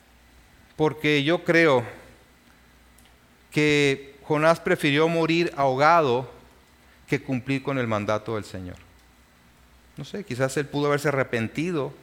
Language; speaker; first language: Spanish; native; Spanish